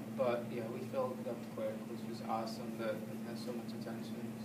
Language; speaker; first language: English; non-native, fluent; Thai